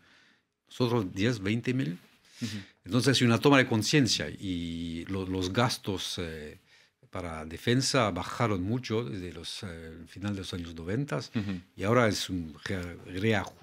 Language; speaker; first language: Spanish; non-native, fluent; French